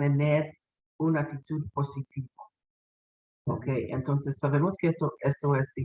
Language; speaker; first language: Spanish; non-native, fluent; English